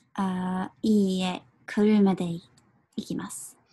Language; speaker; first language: Japanese; non-native, learner; English